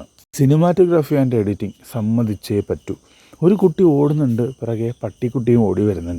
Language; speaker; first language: Malayalam; native; Malayalam